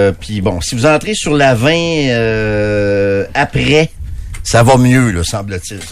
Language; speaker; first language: French; native; French